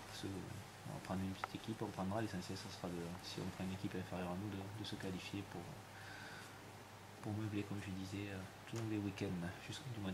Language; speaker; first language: French; native; French